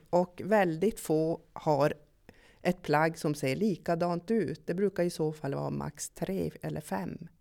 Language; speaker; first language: Swedish; native; Swedish